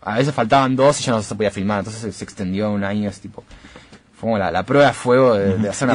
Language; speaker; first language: Spanish; native; Spanish